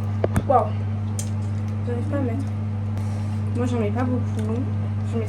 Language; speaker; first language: French; native; French